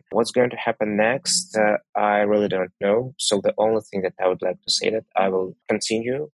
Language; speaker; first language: English; non-native, fluent; Russian